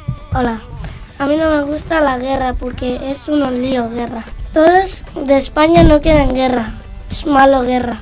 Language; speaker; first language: Spanish; non-native, learner; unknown